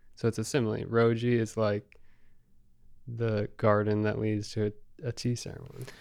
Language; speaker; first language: English; native; English